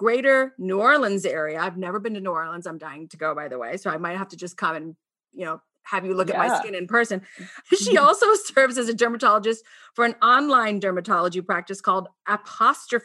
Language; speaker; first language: English; native; English